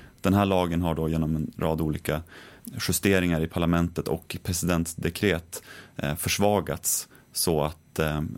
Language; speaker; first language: Swedish; native; Swedish